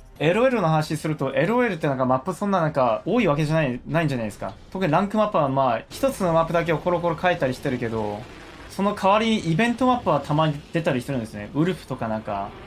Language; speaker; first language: Japanese; non-native, fluent; Korean